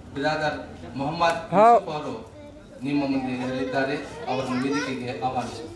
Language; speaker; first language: Kannada; non-native, local second language; Urdu